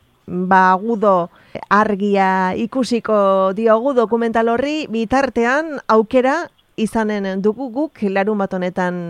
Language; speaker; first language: Basque; native; Basque